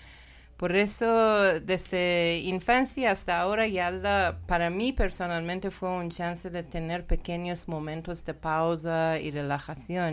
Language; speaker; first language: Spanish; non-native, learner; Persian